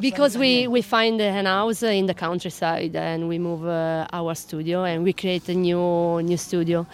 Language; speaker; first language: English; non-native, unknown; Italian